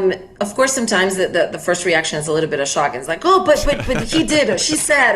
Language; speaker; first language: English; non-native, fluent; Portuguese